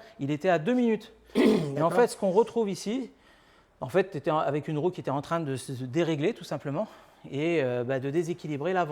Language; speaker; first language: French; native; French